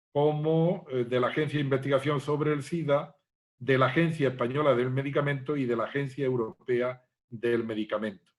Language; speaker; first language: Spanish; native; Spanish